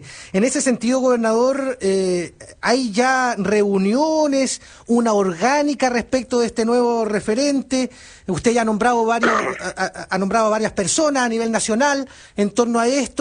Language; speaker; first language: Spanish; native; Spanish